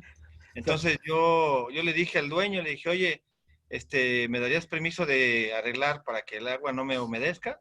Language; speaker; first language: Spanish; native; Spanish